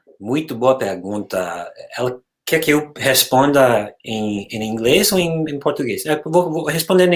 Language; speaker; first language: Portuguese; non-native, fluent; English